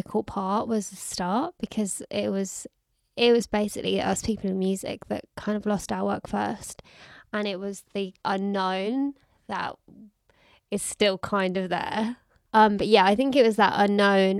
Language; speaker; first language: English; native; English